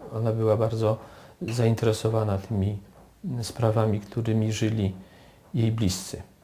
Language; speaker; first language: Polish; native; Polish